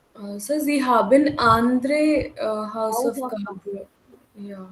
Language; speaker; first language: German; non-native, learner; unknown